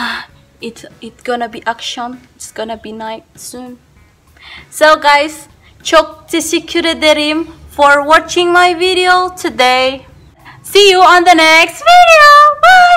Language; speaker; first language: English; non-native, learner; Indonesian